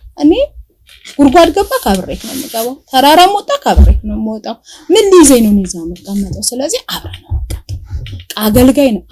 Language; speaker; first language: Amharic; native; Amharic